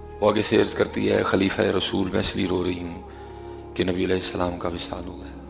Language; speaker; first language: Urdu; non-native, local second language; Punjabi